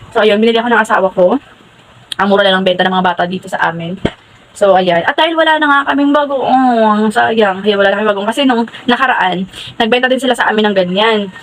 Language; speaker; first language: Filipino; non-native, local second language; Hiligaynon